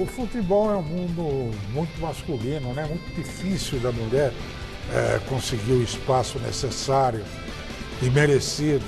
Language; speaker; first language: Portuguese; native; Portuguese